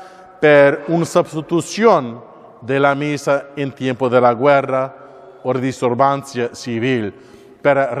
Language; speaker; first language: Spanish; non-native, learner; English